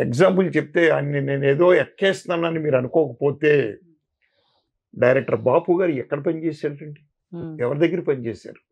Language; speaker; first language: Telugu; native; Telugu